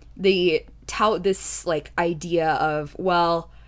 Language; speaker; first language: English; native; English